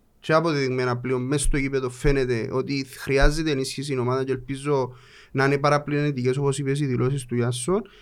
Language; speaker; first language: Greek; native; Greek